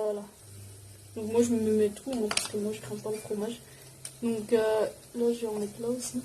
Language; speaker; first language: French; native; French